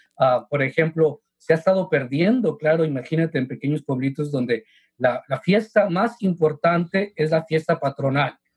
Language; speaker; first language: Spanish; native; Spanish